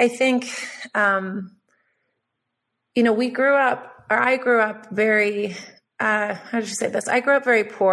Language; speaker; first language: English; native; English